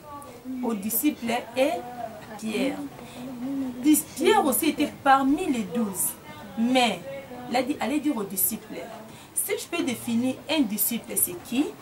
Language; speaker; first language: French; non-native, local second language; Lingala